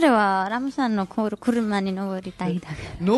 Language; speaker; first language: Japanese; non-native, learner; Nepali